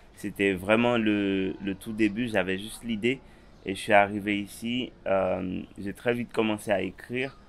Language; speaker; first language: French; native; French